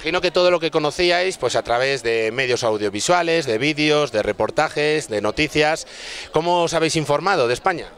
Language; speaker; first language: Spanish; native; Spanish